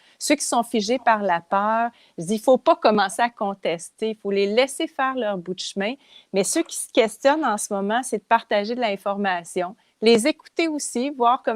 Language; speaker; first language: French; native; French